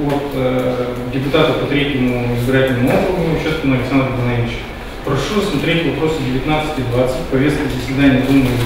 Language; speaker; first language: Russian; native; Russian